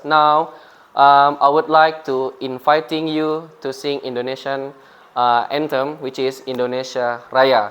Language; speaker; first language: English; non-native, fluent; Indonesian